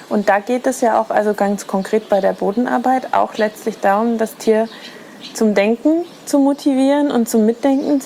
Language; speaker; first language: German; native; German